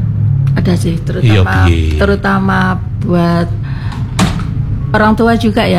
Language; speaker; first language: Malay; non-native, local second language; Javanese